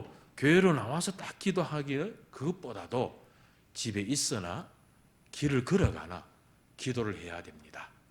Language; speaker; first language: Korean; early bilingual, heritage; Korean